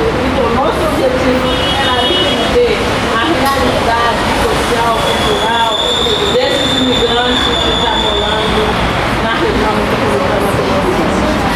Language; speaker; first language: Portuguese; non-native, learner; Haitian Creole